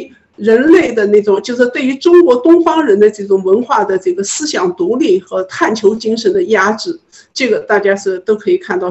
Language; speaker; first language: Chinese; native; Chinese